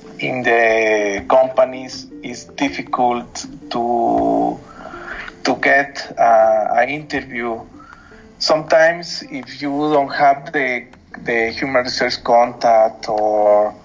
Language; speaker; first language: English; non-native, learner; Spanish